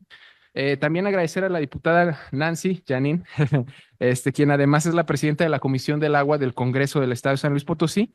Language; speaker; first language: Spanish; native; Spanish